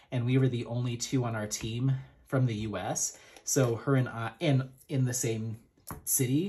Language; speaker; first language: English; native; English